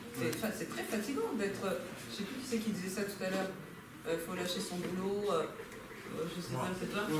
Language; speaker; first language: French; native; French